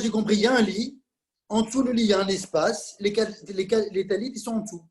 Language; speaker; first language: French; native; French